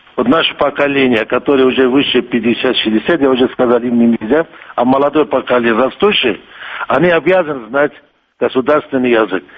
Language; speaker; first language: Russian; non-native, local second language; Kurdish